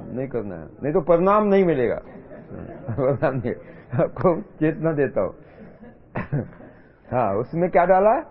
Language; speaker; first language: Hindi; non-native, local second language; Marathi